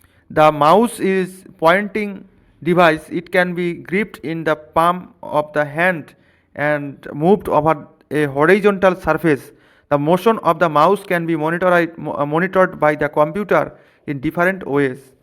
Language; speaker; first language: English; non-native, local second language; Bangla